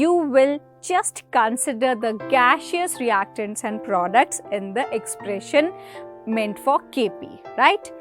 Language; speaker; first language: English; non-native, local second language; Hindi